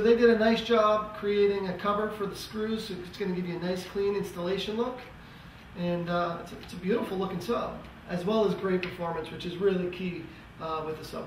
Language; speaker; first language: English; native; English